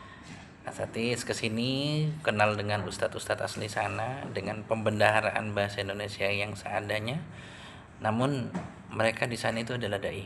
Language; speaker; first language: Indonesian; native; Indonesian